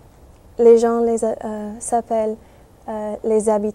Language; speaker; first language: French; non-native, fluent; English